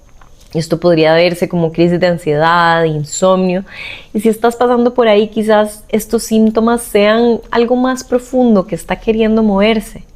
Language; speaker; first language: Spanish; native; Spanish